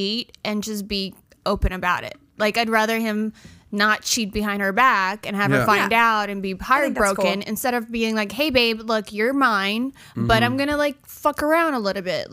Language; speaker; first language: English; native; English